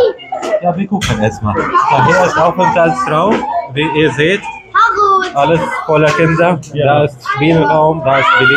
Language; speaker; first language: German; non-native, fluent; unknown